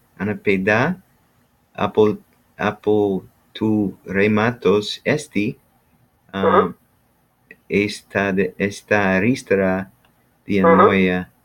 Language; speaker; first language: Greek; non-native, learner; English